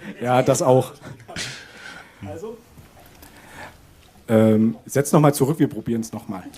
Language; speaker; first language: German; native; German